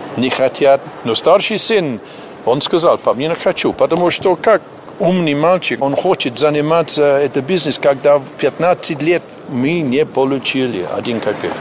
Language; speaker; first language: Russian; non-native, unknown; English